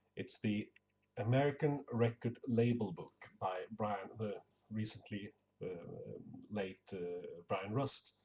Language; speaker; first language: English; non-native, fluent; Swedish